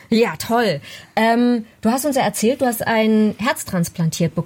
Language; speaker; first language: German; native; German